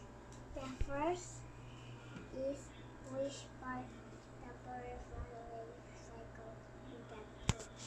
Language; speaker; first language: English; non-native, learner; Spanish